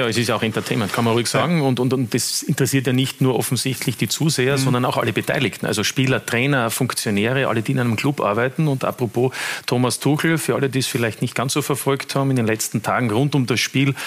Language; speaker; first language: German; native; German